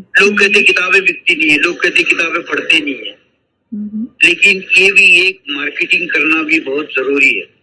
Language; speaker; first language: Hindi; non-native, local second language; Marathi